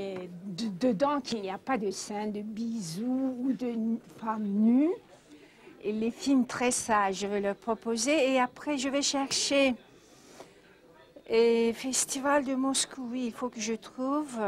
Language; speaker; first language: French; non-native, fluent; Turkish